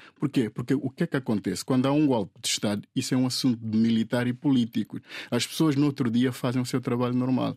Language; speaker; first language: Portuguese; non-native, local second language; Upper Guinea Crioulo